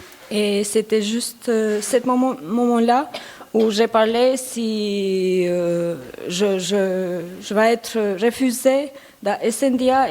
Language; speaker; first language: French; non-native, learner; Albanian